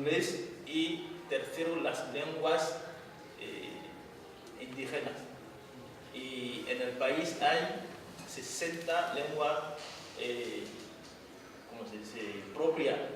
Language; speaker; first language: Spanish; non-native, fluent; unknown